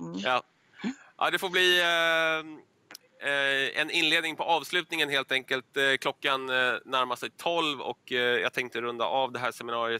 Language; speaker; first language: Swedish; native; Swedish